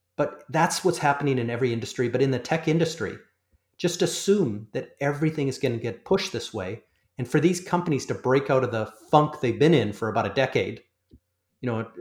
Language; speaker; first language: English; native; English